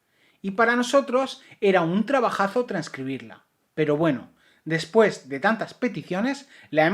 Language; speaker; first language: Spanish; native; Spanish